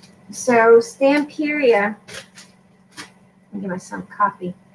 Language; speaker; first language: English; non-native, fluent; Spanish